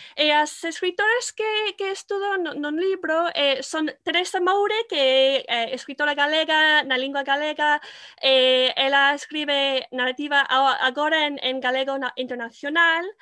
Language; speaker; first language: Galician; non-native, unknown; English